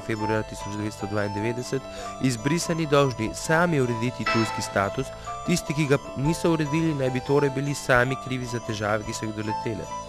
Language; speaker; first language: Slovenian; native; Slovenian